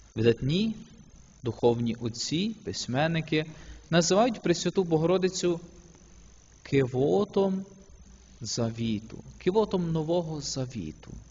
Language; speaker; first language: Ukrainian; native; Ukrainian